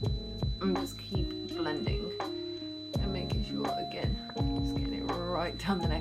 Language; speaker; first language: English; native; English